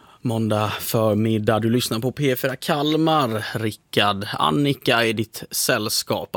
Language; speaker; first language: Swedish; native; Swedish